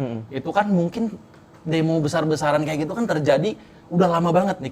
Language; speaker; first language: Indonesian; native; Indonesian